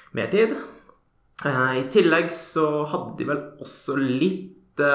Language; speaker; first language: Norwegian; native; Norwegian